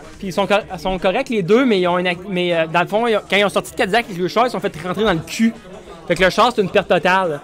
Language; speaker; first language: French; native; French